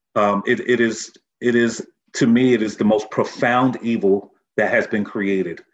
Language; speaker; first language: English; native; English